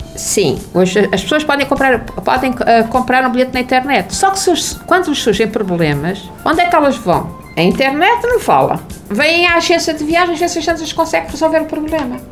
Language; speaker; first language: Portuguese; native; Portuguese